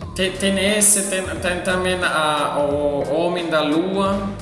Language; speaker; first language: Portuguese; non-native, fluent; German